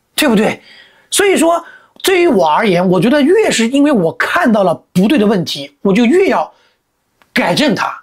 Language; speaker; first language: Chinese; native; Chinese